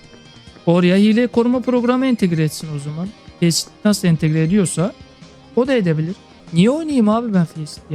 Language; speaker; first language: Turkish; native; Turkish